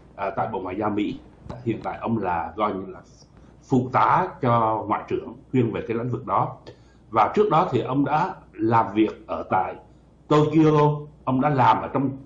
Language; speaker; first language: Vietnamese; native; Vietnamese